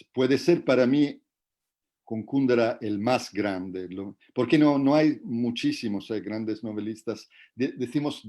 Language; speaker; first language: Spanish; non-native, fluent; Italian